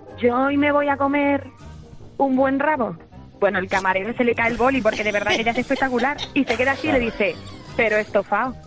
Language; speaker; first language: Spanish; native; Spanish